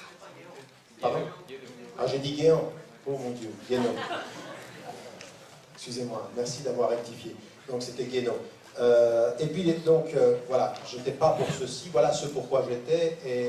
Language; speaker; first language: French; native; French